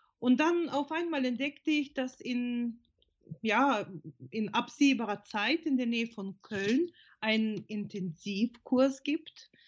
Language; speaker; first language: German; non-native, fluent; Russian